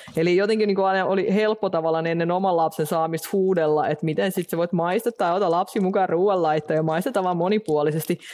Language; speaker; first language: Finnish; non-native, fluent; Russian